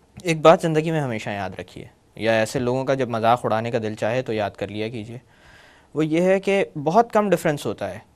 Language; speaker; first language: Urdu; native; Urdu